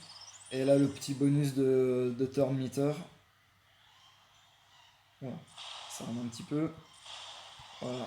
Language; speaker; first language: French; native; French